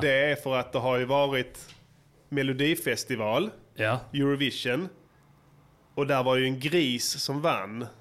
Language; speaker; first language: Swedish; native; Swedish